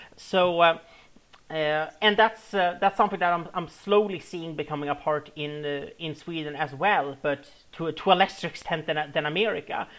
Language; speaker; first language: English; non-native, fluent; Swedish